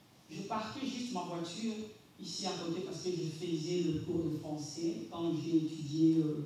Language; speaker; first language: French; non-native, local second language; Lingala